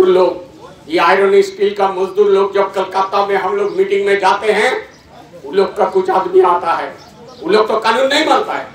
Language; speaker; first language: Hindi; non-native, local second language; Bangla